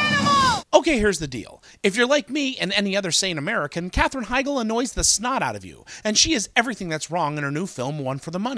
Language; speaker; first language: English; native; English